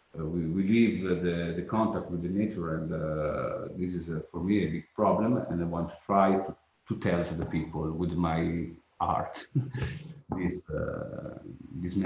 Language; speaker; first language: English; non-native, learner; Italian